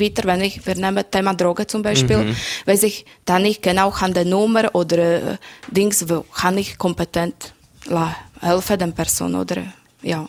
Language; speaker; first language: German; non-native, learner; Slovak